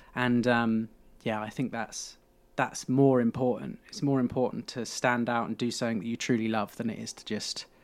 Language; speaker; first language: English; native; English